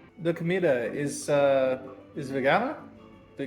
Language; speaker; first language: Spanish; non-native, learner; English